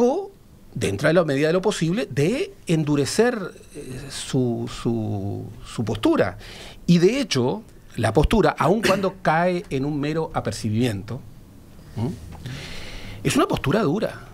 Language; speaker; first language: Spanish; native; Spanish